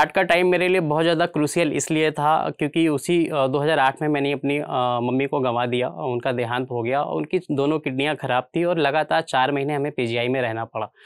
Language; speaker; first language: Hindi; native; Hindi